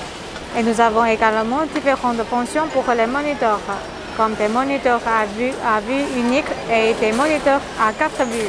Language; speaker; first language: French; non-native, learner; Chinese